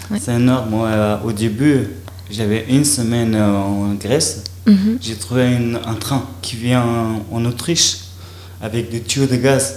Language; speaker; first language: French; non-native, learner; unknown